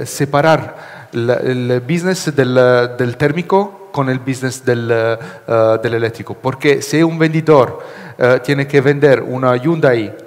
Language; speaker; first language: Spanish; non-native, learner; Italian